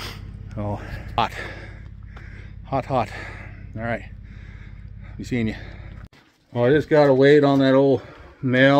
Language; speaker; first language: English; native; English